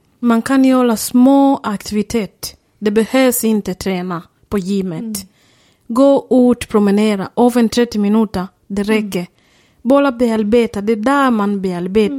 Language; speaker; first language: Swedish; non-native, fluent; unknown